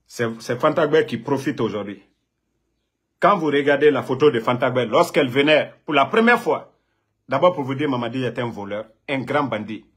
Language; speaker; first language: French; non-native, local second language; Mandingo